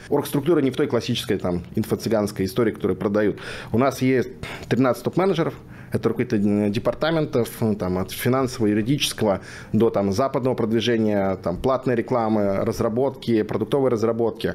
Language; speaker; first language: Russian; native; Russian